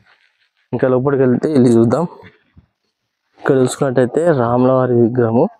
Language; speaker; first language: Telugu; native; Telugu